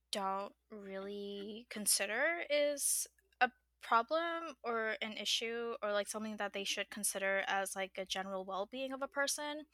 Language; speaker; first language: English; non-native, fluent; Burmese